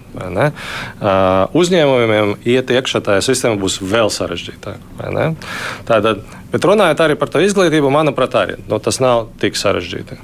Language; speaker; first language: Latvian; non-native, local second language; Russian